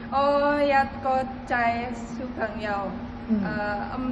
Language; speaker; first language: Cantonese; non-native, learner; Indonesian